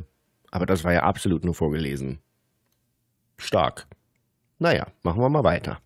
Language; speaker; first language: German; native; German